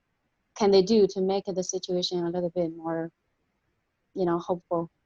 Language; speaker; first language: English; non-native, fluent; Chinese